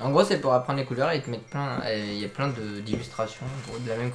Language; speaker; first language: French; native; French